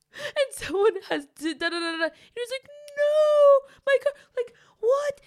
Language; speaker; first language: English; native; English